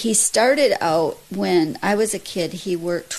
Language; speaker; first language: English; native; English